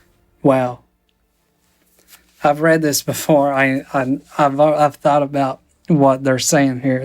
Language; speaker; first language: English; native; English